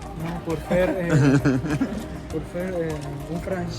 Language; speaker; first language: French; non-native, learner; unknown